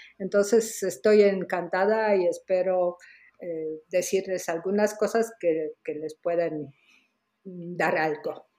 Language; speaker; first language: Spanish; non-native, fluent; Polish